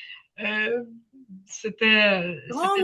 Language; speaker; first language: French; non-native, fluent; Ukrainian